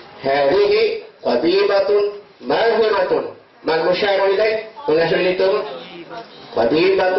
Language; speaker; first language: Arabic; non-native, fluent; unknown